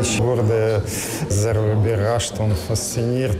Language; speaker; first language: German; non-native, learner; Russian